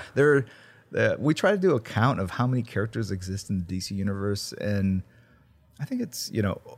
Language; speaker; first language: English; early bilingual, other home language; Korean